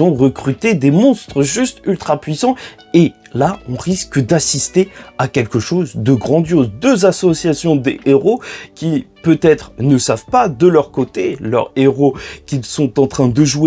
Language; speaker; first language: French; native; French